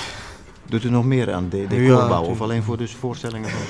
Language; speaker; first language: Dutch; native; Dutch